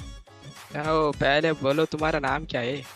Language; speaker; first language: Hindi; non-native, learner; Bangla